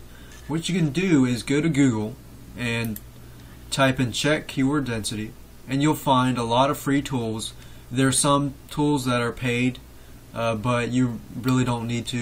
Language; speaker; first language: English; native; English